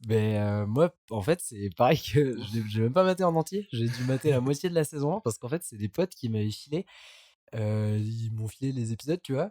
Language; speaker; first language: French; native; French